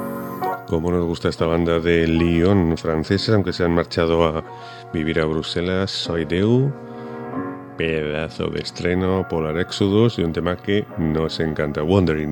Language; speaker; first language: Spanish; native; Spanish